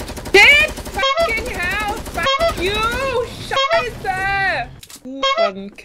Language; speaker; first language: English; non-native, learner; German